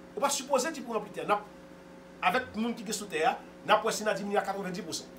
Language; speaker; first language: French; non-native, local second language; Haitian Creole